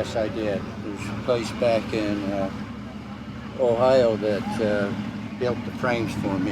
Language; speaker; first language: English; native; English